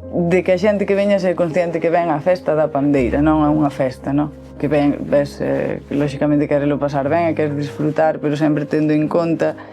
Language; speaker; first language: Galician; native; Galician